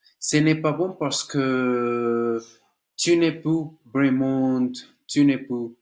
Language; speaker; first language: French; non-native, learner; Spanish